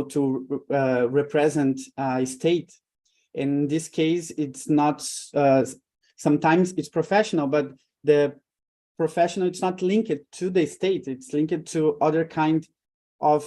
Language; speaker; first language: English; non-native, fluent; Portuguese